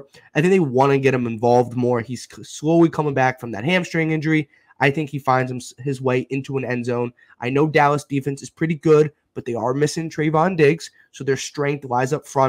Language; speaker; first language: English; native; English